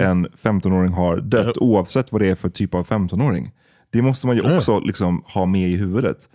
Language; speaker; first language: Swedish; native; Swedish